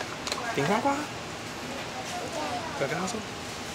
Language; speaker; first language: Chinese; native; Chinese